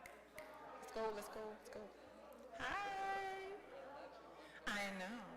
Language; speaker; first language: English; native; English